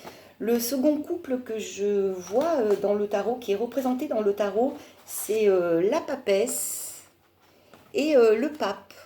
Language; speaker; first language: French; native; French